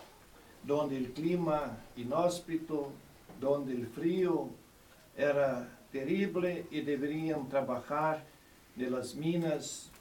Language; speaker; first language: Spanish; non-native, fluent; Portuguese